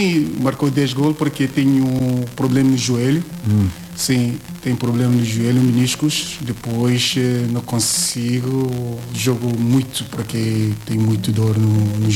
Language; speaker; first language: Portuguese; non-native, learner; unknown